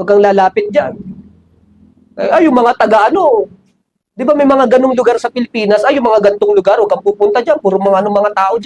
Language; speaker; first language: Filipino; native; Filipino